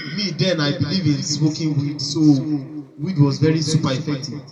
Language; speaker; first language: English; non-native, local second language; Yoruba